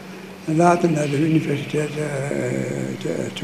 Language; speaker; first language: Dutch; native; Dutch